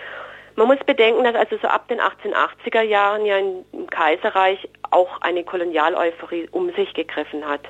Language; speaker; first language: German; native; German